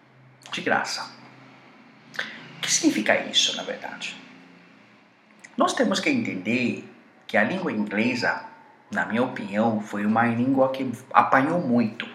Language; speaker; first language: Portuguese; non-native, fluent; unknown